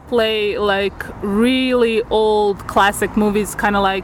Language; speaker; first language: English; non-native, fluent; Croatian